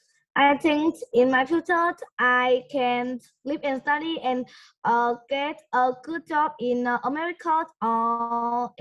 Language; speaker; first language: English; non-native, learner; Vietnamese